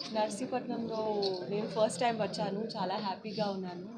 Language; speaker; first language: Telugu; non-native, local second language; Hindi